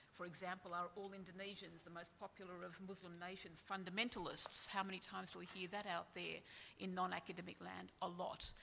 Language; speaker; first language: English; native; English